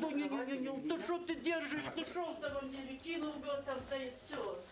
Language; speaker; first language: Russian; native; Russian